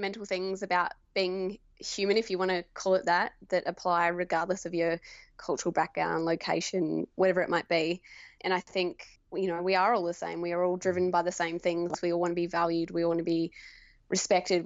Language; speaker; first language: English; native; English